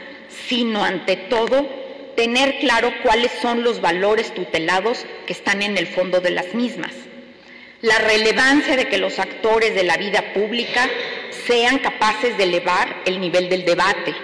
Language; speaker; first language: Spanish; native; Spanish